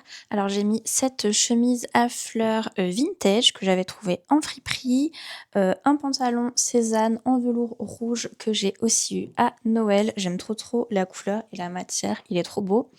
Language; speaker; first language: French; native; French